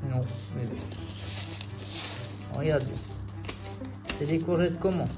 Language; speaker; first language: French; native; French